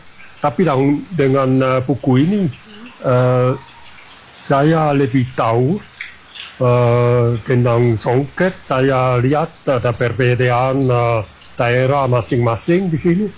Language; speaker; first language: Indonesian; non-native, fluent; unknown